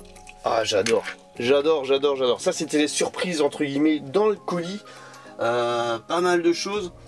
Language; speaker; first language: French; native; French